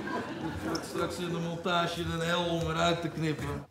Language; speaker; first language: Dutch; native; Dutch